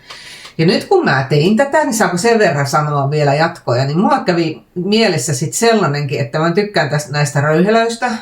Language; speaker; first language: Finnish; native; Finnish